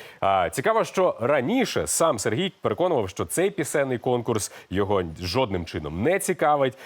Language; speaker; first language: Ukrainian; native; Ukrainian